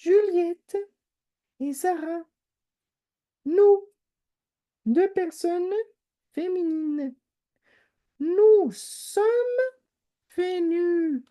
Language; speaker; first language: French; non-native, fluent; Spanish